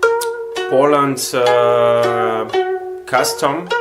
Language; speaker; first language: English; non-native, learner; Russian